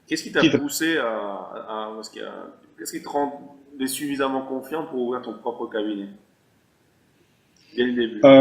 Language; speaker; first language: French; native; French